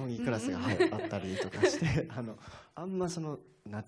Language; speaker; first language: Japanese; native; Japanese